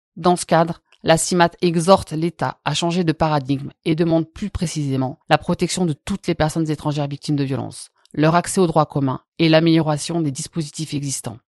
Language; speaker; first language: French; native; French